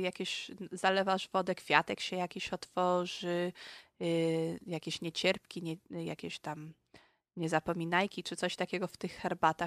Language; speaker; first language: Polish; early bilingual, heritage; Polish